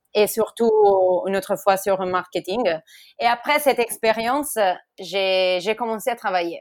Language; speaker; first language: French; non-native, fluent; Italian